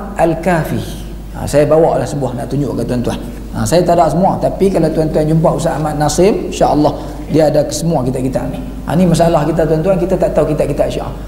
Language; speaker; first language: Malay; native; Malay